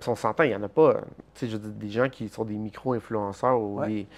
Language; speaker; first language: French; native; French